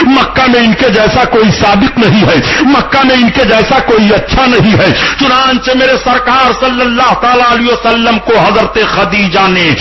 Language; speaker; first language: Urdu; native; Urdu